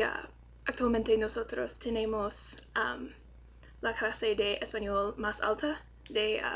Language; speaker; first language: Spanish; non-native, learner; English